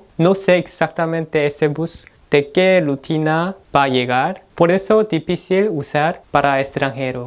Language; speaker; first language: Spanish; non-native, learner; Korean